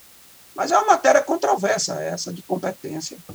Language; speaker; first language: Portuguese; native; Portuguese